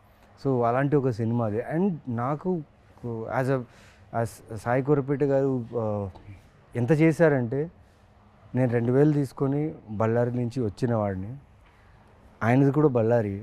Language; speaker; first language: Telugu; native; Telugu